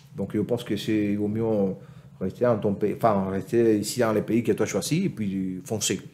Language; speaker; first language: French; non-native, fluent; Spanish